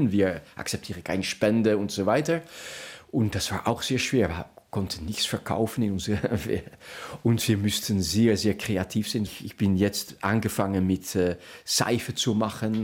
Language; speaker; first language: German; non-native, fluent; Dutch